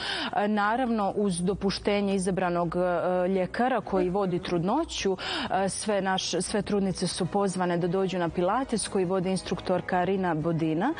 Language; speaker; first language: Serbian; native; Serbian